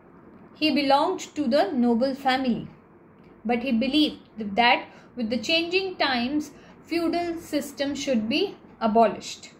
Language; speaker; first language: English; non-native, local second language; Hindi